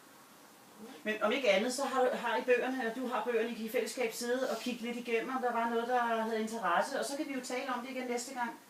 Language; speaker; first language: Danish; native; Danish